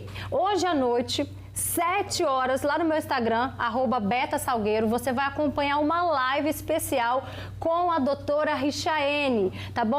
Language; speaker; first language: Portuguese; native; Portuguese